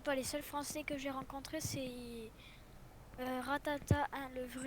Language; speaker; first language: French; native; French